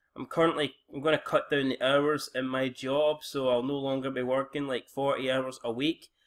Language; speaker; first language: English; native; English